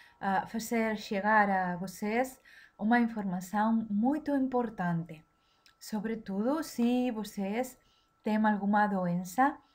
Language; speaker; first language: Portuguese; non-native, learner; Spanish